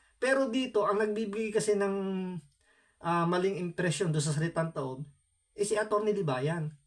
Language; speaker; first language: Filipino; native; Filipino